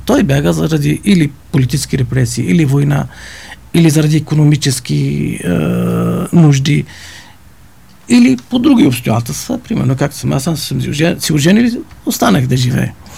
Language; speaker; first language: Bulgarian; non-native, fluent; Arabic